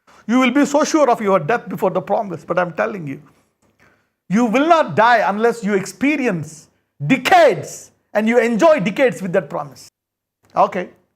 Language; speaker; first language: English; non-native, local second language; Telugu